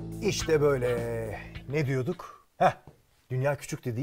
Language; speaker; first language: Turkish; native; Turkish